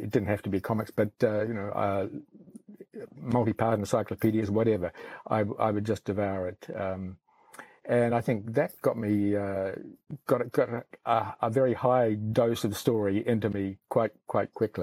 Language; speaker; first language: English; native; English